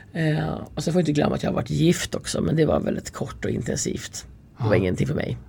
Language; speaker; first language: Swedish; native; Swedish